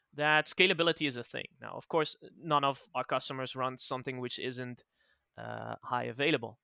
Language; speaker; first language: English; non-native, fluent; Dutch